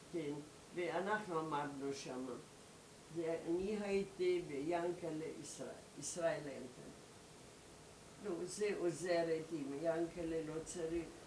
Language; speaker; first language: Hebrew; non-native, learner; German